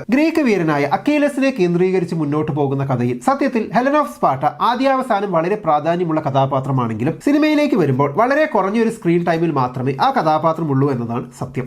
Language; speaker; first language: Malayalam; native; Malayalam